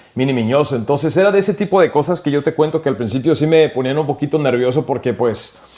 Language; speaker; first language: Spanish; early bilingual, heritage; Spanish